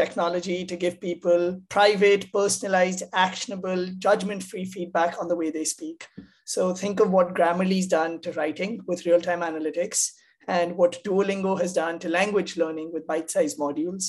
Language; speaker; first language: English; non-native, local second language; Hindi